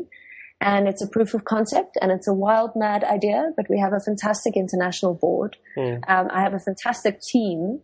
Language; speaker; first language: English; non-native, local second language; Afrikaans